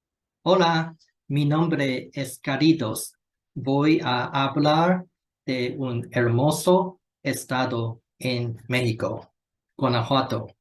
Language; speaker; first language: Spanish; non-native, learner; Chinese